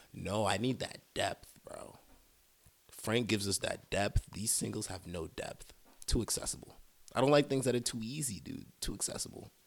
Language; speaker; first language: English; early bilingual, other home language; French